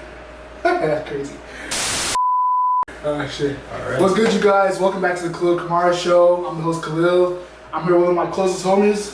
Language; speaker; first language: English; native; English